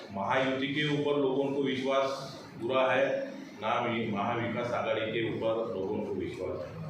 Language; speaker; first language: Hindi; non-native, local second language; Marathi